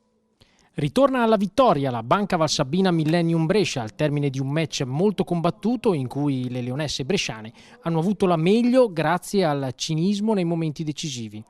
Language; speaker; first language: Italian; native; Italian